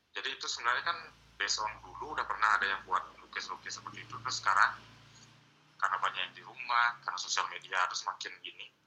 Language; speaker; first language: Indonesian; native; Indonesian